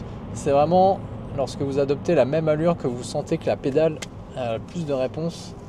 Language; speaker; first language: French; native; French